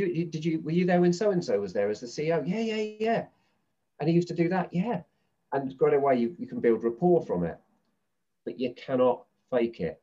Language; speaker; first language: English; native; English